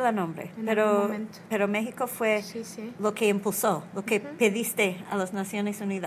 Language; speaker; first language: Spanish; non-native, learner; English